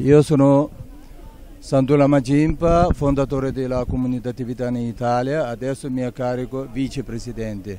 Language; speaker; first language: Italian; non-native, learner; Tibetan